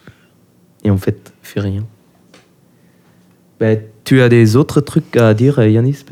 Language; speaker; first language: French; non-native, learner; German